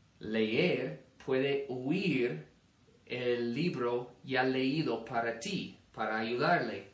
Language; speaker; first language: Spanish; non-native, fluent; English